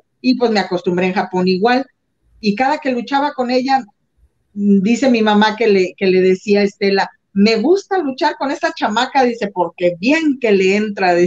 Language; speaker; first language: Spanish; native; Spanish